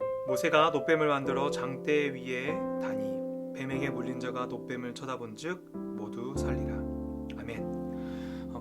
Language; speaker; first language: Korean; native; Korean